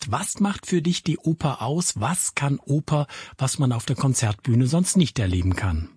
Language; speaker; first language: German; native; German